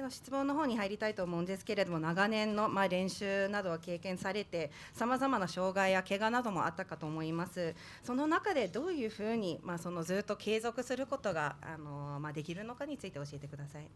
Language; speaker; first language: Japanese; native; Japanese